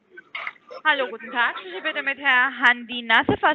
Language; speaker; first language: German; non-native, learner; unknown